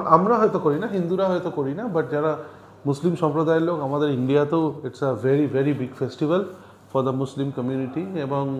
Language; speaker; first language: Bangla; native; Bangla